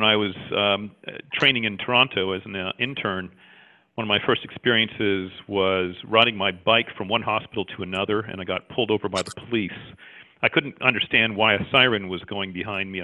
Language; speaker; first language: English; native; English